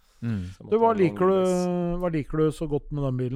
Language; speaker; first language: Norwegian; native; Norwegian